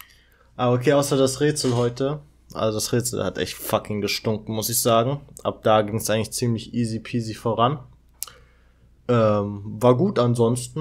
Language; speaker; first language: German; native; German